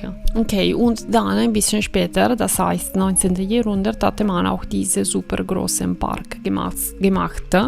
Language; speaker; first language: German; non-native, fluent; Italian